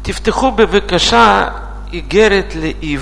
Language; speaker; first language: Hebrew; non-native, fluent; Russian